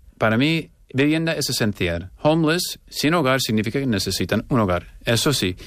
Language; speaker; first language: Spanish; non-native, fluent; English